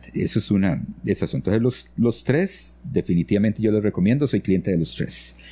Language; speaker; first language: Spanish; native; Spanish